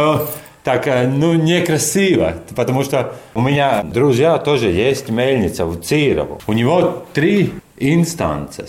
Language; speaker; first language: Russian; non-native, learner; Latvian